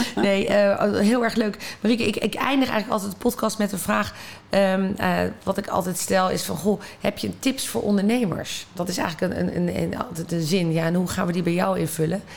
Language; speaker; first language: Dutch; native; Dutch